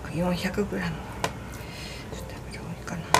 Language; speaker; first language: Japanese; native; Japanese